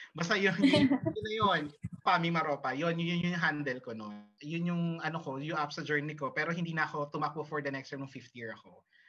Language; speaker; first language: Filipino; early bilingual, heritage; Filipino